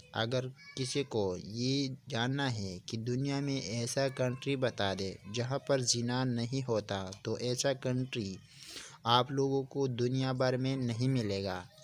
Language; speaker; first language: Urdu; non-native, local second language; Pashto